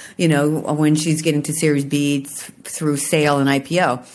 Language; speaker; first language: English; native; English